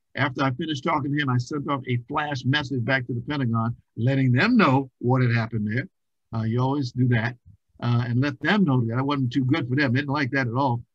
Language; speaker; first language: English; native; English